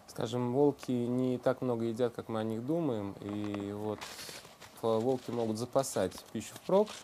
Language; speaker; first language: Russian; native; Russian